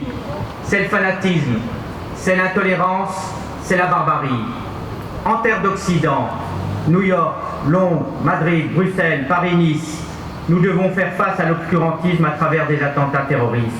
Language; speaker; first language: French; native; French